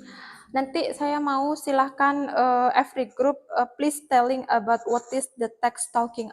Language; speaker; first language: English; non-native, learner; Indonesian